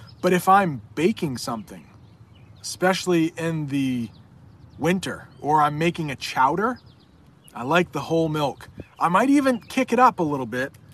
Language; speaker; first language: English; native; English